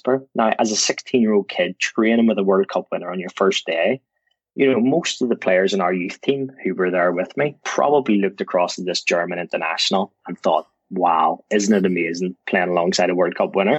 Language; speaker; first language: English; native; English